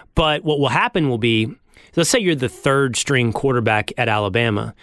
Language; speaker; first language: English; native; English